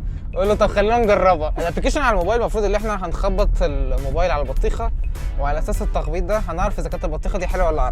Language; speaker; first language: Arabic; native; Arabic